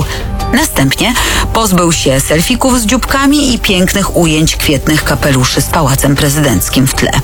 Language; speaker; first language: Polish; native; Polish